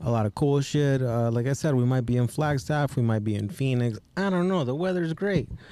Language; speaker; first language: English; early bilingual, other home language; Spanish